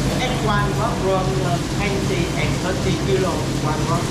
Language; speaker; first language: English; non-native, learner; Vietnamese